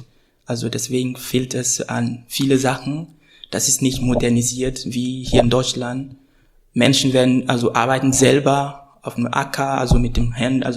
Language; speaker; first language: German; non-native, fluent; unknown